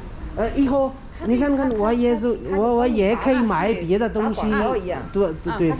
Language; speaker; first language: Chinese; non-native, learner; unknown